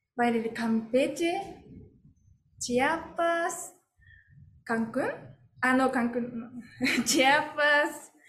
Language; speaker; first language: Spanish; non-native, fluent; Japanese